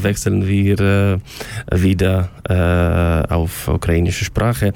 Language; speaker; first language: German; non-native, learner; Ukrainian